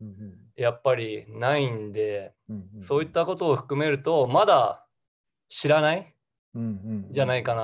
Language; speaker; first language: Japanese; native; Japanese